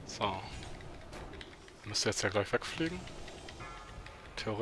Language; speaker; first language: German; native; German